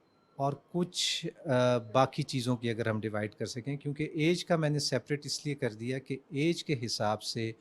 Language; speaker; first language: Urdu; native; Urdu